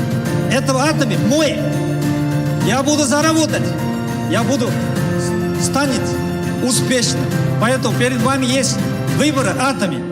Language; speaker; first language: Russian; non-native, learner; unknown